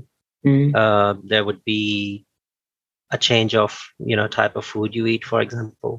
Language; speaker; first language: English; non-native, local second language; Urdu